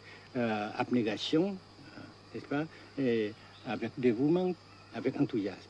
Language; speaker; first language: French; non-native, fluent; Vietnamese